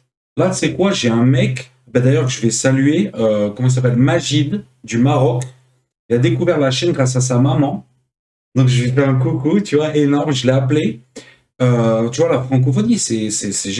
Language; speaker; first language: French; native; French